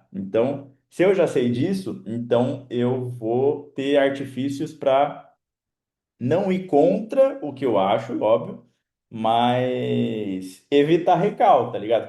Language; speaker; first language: Portuguese; native; Portuguese